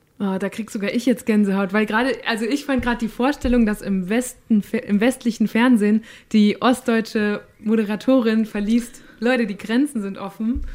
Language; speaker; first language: German; native; German